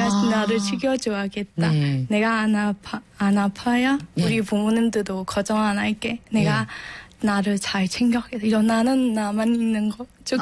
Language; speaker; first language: Korean; non-native, learner; Burmese